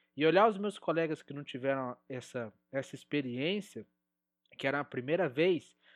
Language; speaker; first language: Portuguese; native; Portuguese